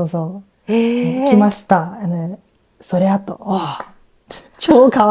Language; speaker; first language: Japanese; non-native, learner; English